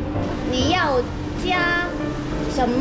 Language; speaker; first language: Chinese; non-native, learner; Korean